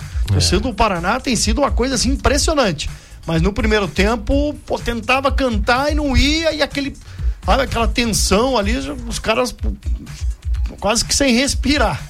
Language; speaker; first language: Portuguese; native; Portuguese